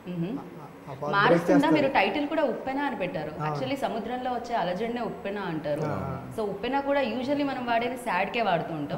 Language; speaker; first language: Telugu; native; Telugu